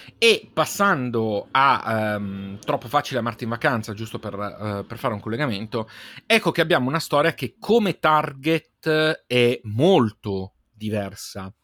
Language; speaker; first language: Italian; native; Italian